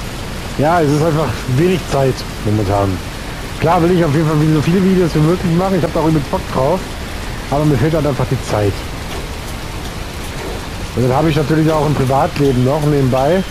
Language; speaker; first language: German; native; German